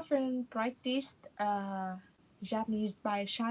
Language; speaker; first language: English; non-native, learner; Vietnamese